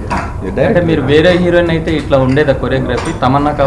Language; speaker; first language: Telugu; native; Telugu